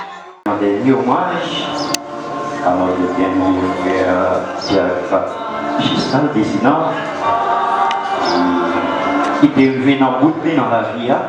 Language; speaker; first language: French; non-native, local second language; Haitian Creole